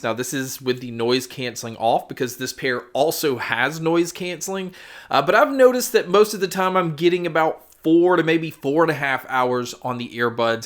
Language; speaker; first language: English; native; English